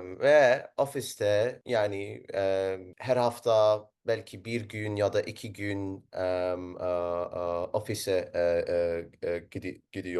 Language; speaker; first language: Turkish; non-native, learner; Arabic